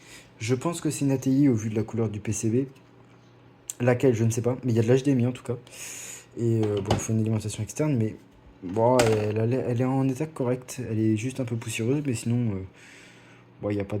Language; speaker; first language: French; native; French